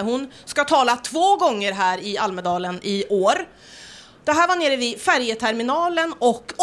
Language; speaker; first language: Swedish; native; Swedish